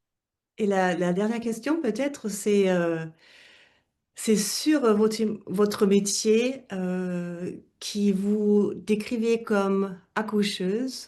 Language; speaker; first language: French; non-native, fluent; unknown